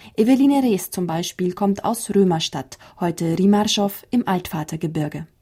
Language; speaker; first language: German; native; German